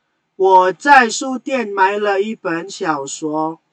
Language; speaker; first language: Chinese; non-native, fluent; Indonesian